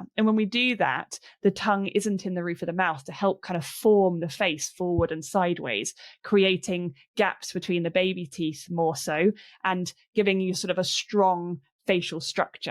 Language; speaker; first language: English; native; English